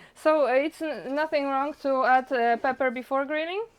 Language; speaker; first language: English; non-native, fluent; Polish